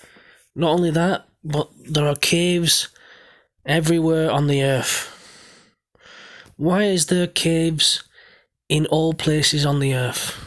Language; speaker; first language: English; native; English